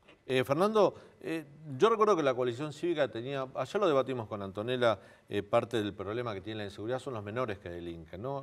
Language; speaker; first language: Spanish; native; Spanish